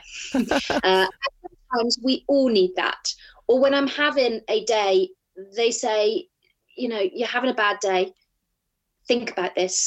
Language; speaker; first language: English; native; English